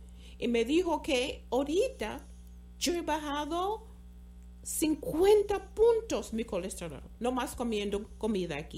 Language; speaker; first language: Spanish; non-native, fluent; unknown